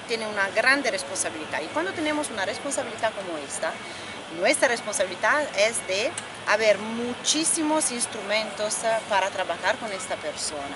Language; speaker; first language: Spanish; non-native, fluent; Italian